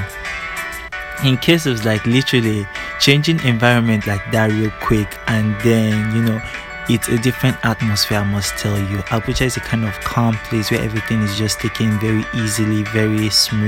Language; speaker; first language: English; non-native, local second language; Igbo